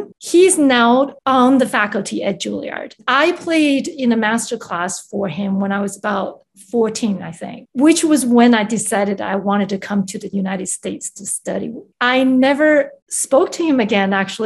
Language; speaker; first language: English; non-native, fluent; Chinese